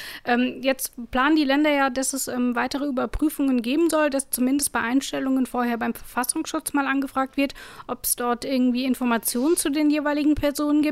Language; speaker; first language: German; native; German